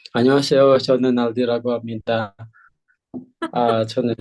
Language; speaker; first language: Korean; non-native, learner; Indonesian